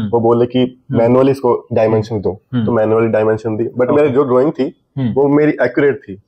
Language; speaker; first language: Hindi; native; Hindi